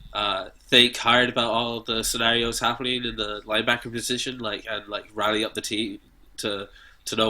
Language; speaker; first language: English; native; English